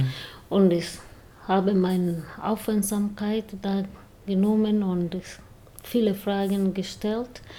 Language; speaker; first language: German; non-native, learner; Swahili